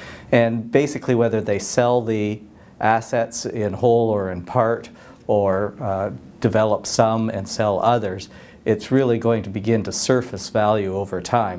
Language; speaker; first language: English; native; English